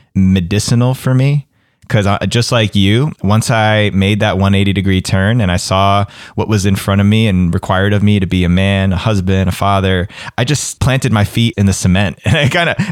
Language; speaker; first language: English; native; English